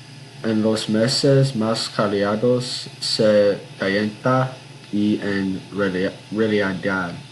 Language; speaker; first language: Spanish; non-native, learner; English